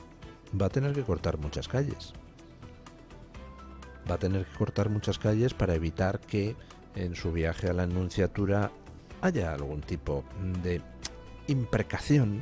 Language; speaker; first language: Spanish; native; Spanish